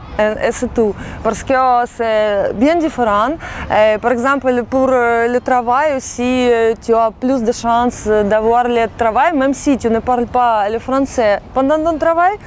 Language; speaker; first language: French; non-native, fluent; Russian